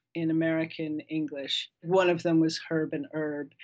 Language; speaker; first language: English; native; English